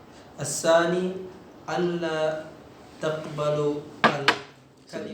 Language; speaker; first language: Arabic; non-native, learner; Indonesian